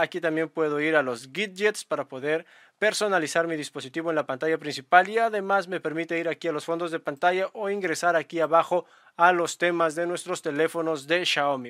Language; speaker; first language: Spanish; native; Spanish